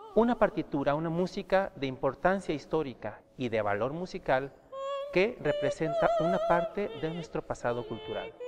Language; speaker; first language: Spanish; native; Spanish